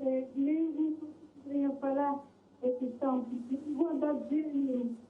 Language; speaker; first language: Portuguese; non-native, local second language; Kabuverdianu